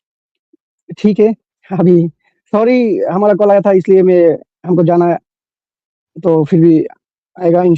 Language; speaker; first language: Hindi; non-native, local second language; Bangla